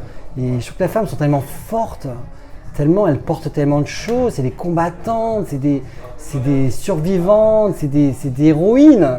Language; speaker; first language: French; native; French